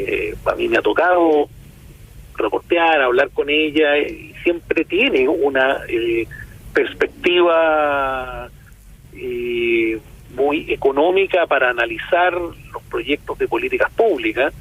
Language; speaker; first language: Spanish; native; Spanish